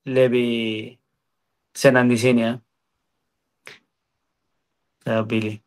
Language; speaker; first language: Indonesian; non-native, fluent; Spanish